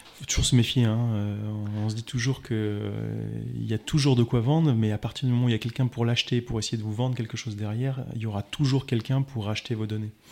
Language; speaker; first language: French; native; French